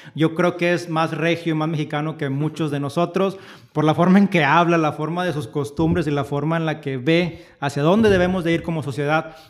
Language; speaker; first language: Spanish; native; Spanish